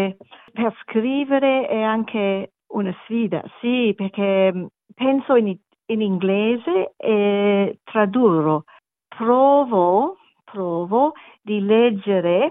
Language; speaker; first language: Italian; non-native, learner; German